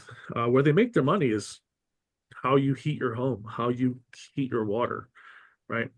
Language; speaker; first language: English; native; English